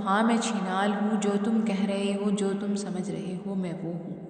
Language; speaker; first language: Hindi; native; Hindi